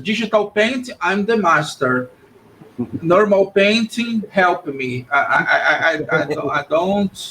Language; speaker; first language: English; non-native, learner; Portuguese